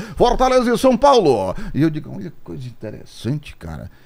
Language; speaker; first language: Portuguese; native; Portuguese